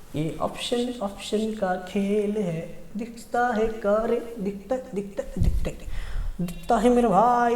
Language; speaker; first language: Hindi; non-native, local second language; Marathi